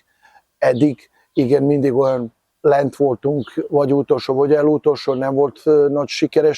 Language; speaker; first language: Hungarian; non-native, fluent; Serbian